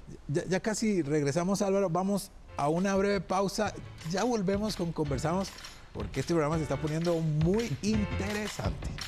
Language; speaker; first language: Spanish; native; Spanish